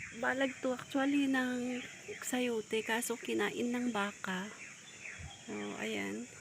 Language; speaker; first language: Filipino; native; Filipino